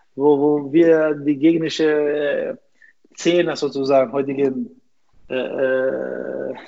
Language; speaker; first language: German; non-native, fluent; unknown